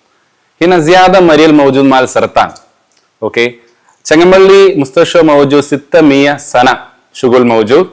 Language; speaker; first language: Arabic; non-native, learner; Malayalam